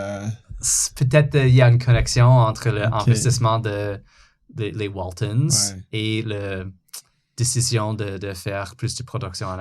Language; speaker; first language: French; non-native, fluent; English